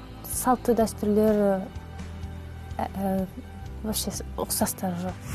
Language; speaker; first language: Kazakh; non-native, local second language; Russian